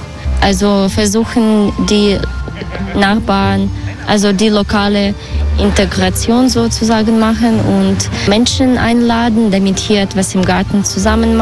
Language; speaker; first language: German; non-native, learner; Russian